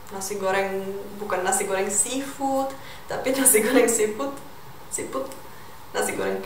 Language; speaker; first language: Indonesian; non-native, fluent; Czech